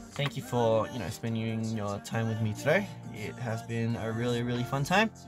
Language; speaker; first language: English; early bilingual, other home language; Korean